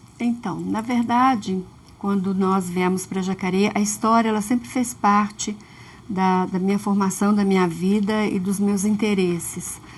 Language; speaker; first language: Portuguese; early bilingual, other home language; Russian